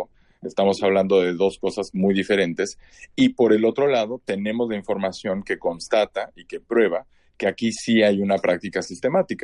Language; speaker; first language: Spanish; native; Spanish